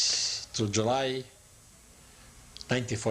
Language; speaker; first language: English; non-native, learner; Yiddish